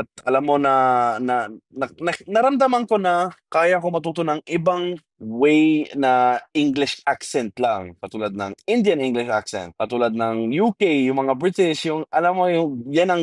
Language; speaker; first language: Filipino; non-native, fluent; Arabic